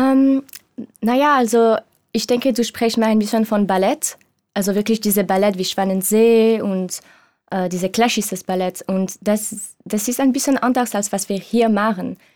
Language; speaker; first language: German; non-native, learner; French